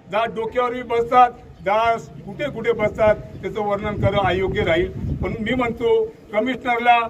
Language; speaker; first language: Hindi; non-native, local second language; Urdu